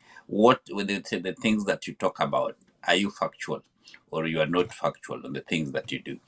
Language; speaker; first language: English; non-native, local second language; Luo (Kenya and Tanzania)